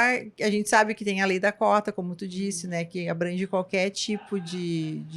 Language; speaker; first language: Portuguese; native; Portuguese